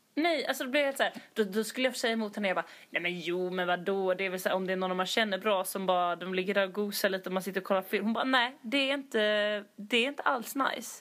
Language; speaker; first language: Swedish; native; Swedish